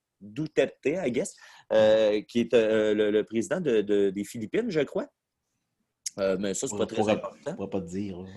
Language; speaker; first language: French; native; French